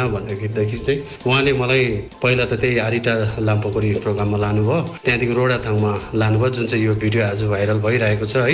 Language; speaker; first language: Nepali; native; Nepali